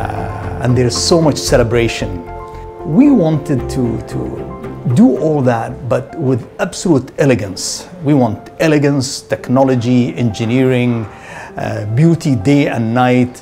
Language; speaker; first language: English; non-native, fluent; Arabic